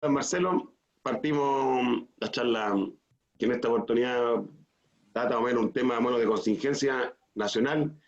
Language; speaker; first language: Spanish; native; Spanish